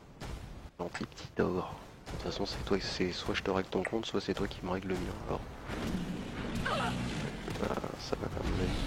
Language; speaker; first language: French; native; French